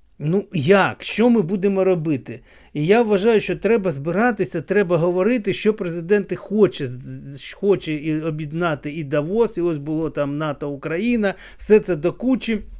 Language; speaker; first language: Ukrainian; native; Ukrainian